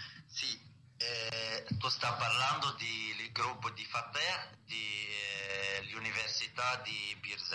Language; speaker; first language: Italian; non-native, learner; Arabic